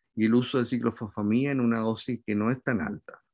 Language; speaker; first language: Spanish; native; Spanish